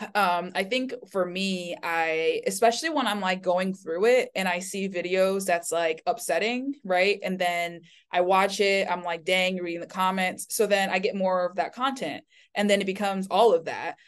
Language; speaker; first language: English; early bilingual, other home language; Chinese